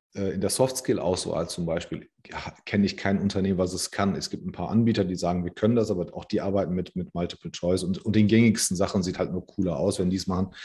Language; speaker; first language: German; native; German